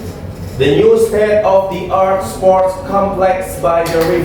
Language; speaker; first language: English; non-native, fluent; Indonesian